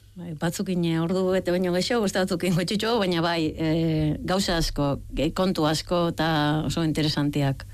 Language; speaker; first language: Basque; native; Basque